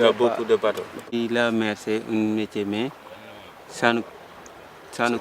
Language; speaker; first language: French; non-native, local second language; Wolof